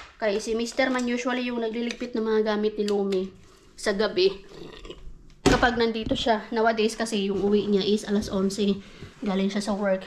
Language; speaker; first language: Filipino; native; Filipino